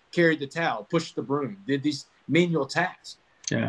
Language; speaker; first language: English; native; English